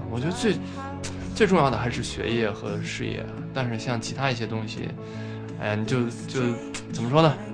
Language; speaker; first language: Chinese; native; Chinese